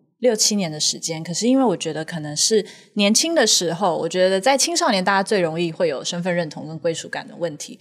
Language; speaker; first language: Chinese; native; Chinese